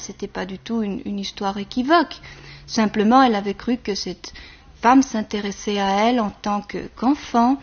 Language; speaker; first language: French; native; French